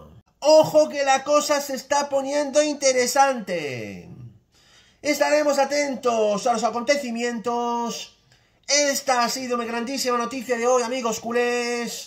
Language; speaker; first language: Spanish; native; Spanish